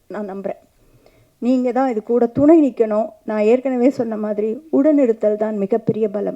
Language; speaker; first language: Tamil; native; Tamil